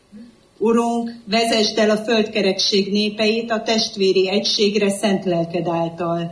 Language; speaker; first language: Hungarian; native; Hungarian